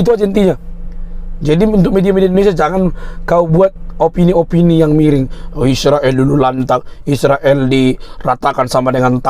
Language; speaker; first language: Indonesian; native; Indonesian